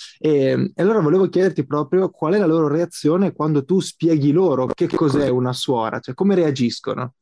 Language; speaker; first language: Italian; native; Italian